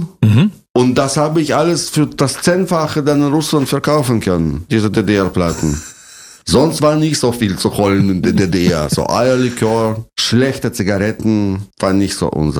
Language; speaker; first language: German; non-native, fluent; Russian